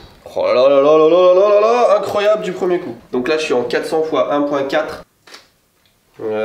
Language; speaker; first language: French; native; French